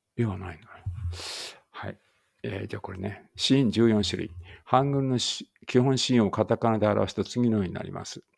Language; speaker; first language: Japanese; native; Japanese